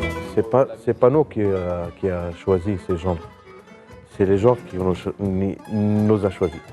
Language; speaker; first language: French; non-native, learner; Arabic